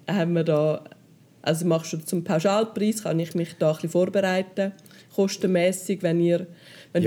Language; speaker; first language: German; native; German